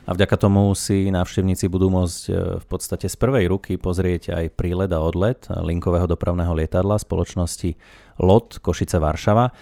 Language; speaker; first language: Slovak; native; Slovak